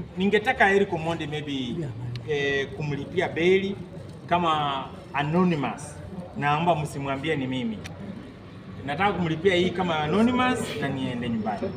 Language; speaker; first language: Swahili; native; Swahili